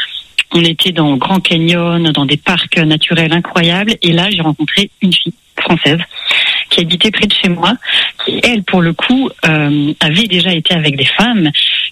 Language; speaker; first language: French; native; French